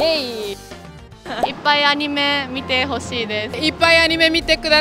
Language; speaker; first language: Japanese; non-native, learner; English